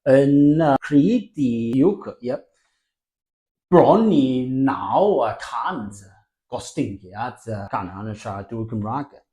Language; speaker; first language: Welsh; non-native, learner; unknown